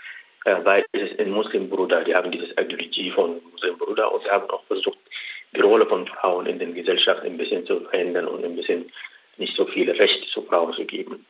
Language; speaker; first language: German; non-native, learner; Arabic